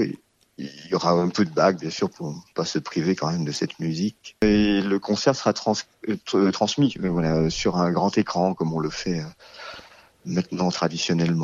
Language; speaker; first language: French; native; French